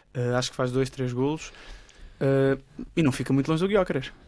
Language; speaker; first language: Portuguese; native; Portuguese